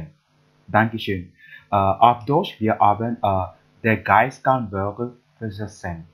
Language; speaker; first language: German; non-native, learner; English